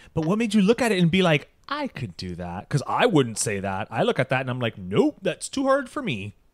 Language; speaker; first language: English; early bilingual, other home language; Spanish